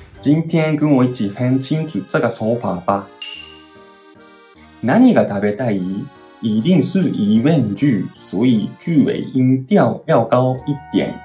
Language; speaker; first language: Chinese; non-native, fluent; Japanese